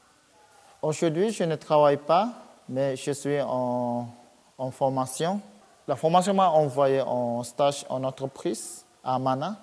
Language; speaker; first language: French; non-native, learner; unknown